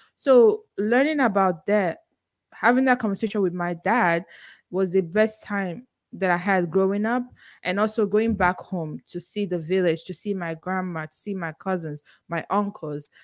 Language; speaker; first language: English; non-native, local second language; Igbo